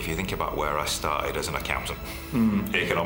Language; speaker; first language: English; native; English